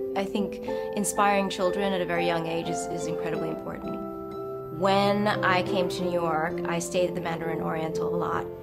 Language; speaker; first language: English; early bilingual, other home language; Chinese